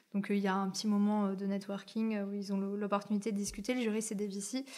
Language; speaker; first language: French; native; French